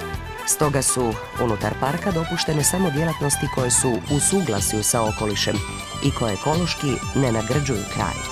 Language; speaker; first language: Croatian; native; Croatian